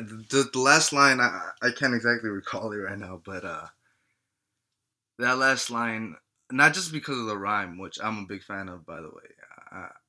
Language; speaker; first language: English; early bilingual, other home language; Spanish